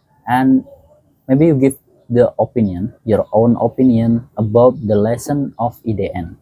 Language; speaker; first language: English; non-native, fluent; Indonesian